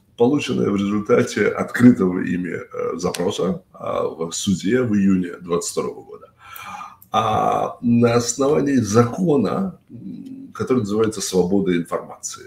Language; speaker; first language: Russian; native; Russian